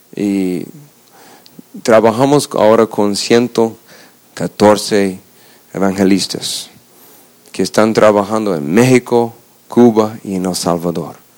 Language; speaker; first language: Spanish; non-native, fluent; English